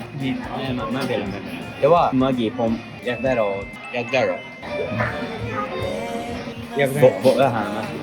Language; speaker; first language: Thai; non-native, learner; Japanese